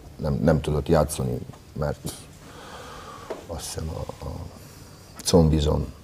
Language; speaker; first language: Hungarian; non-native, fluent; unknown